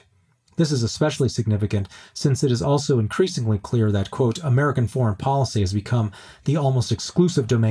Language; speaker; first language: English; native; English